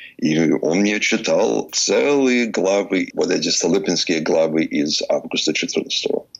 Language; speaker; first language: Russian; early bilingual, heritage; English